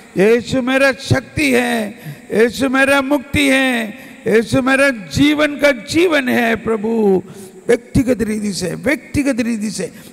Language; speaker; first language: Hindi; non-native, local second language; Malayalam